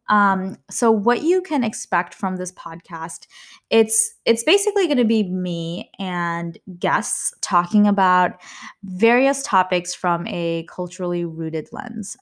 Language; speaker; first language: English; early bilingual, other home language; Malayalam